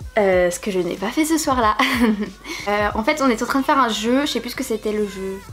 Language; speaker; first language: French; native; French